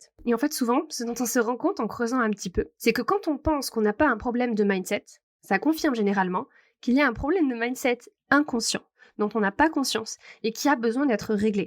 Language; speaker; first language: French; native; French